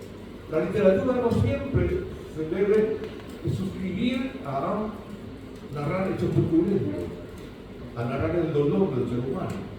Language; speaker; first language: Spanish; native; Spanish